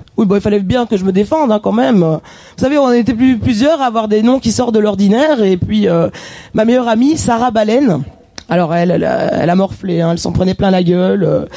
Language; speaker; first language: French; native; French